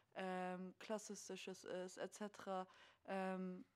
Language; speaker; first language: German; native; German